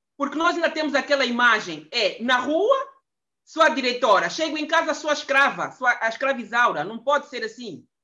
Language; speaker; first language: Portuguese; native; Portuguese